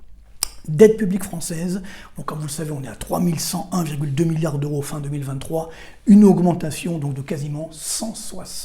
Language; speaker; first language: French; native; French